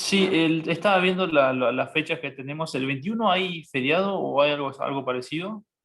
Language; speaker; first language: Spanish; native; Spanish